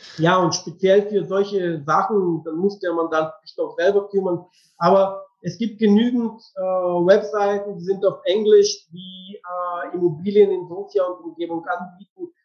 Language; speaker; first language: German; non-native, fluent; Bulgarian